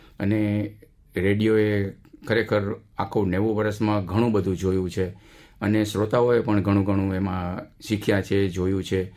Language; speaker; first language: Gujarati; native; Gujarati